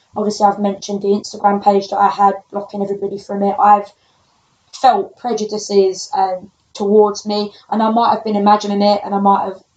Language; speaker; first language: English; native; English